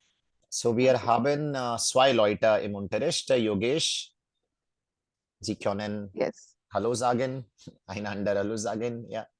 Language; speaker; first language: German; non-native, fluent; Hindi